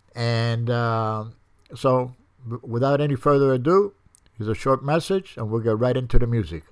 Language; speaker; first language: English; early bilingual, other home language; Spanish